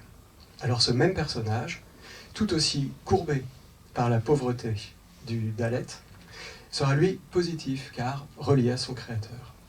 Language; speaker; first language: French; native; French